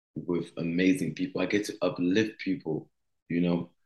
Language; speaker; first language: English; early bilingual, other home language; French